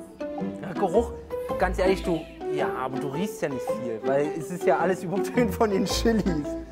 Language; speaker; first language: German; native; German